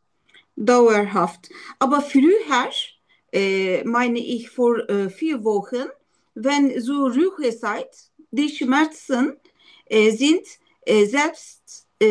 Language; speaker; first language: German; non-native, learner; Turkish